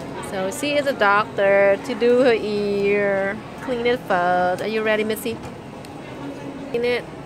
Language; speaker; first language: English; non-native, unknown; Vietnamese